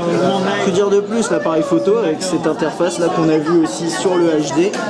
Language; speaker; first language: French; native; French